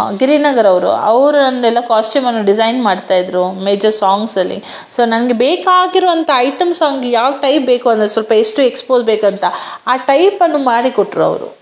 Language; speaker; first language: Kannada; non-native, local second language; Hindi